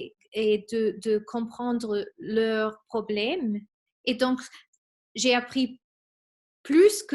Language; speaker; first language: French; non-native, fluent; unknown